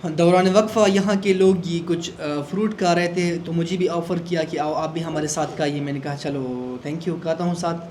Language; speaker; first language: Urdu; non-native, local second language; Pashto